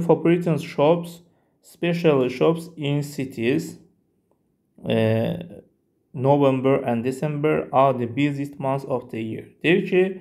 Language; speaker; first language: English; non-native, fluent; Azerbaijani